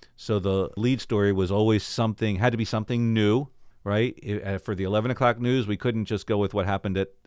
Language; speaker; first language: English; native; English